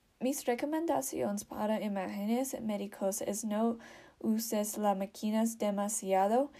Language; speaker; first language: Spanish; non-native, learner; English